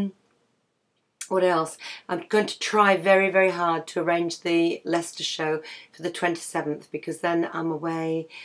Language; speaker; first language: English; native; English